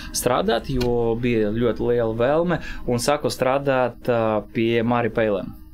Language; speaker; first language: Latvian; non-native, local second language; Russian